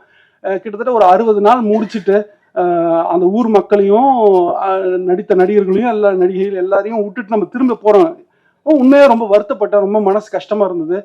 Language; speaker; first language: Tamil; native; Tamil